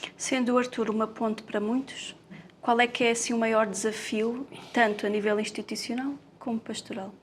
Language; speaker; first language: Portuguese; native; Portuguese